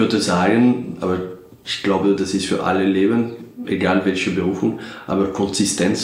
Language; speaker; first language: German; non-native, fluent; French